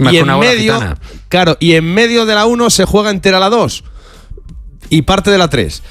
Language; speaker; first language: Spanish; native; Spanish